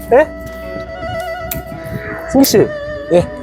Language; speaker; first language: Korean; native; Korean